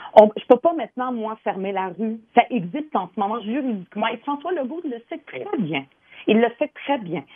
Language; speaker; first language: French; early bilingual, other home language; Arabic